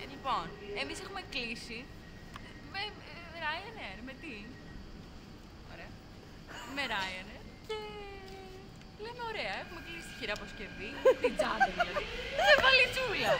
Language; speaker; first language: Greek; native; Greek